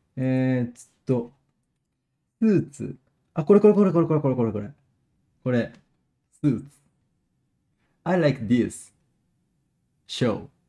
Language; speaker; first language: Japanese; native; Japanese